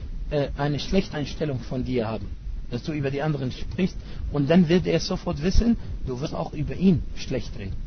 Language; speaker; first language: German; non-native, fluent; Arabic